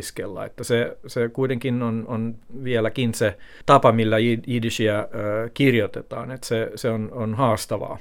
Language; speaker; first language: Finnish; native; Finnish